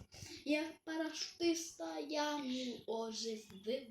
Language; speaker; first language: Czech; non-native, learner; Ukrainian